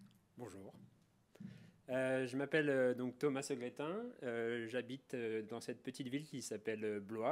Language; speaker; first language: French; native; French